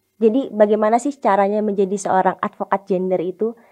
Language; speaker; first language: Indonesian; native; Indonesian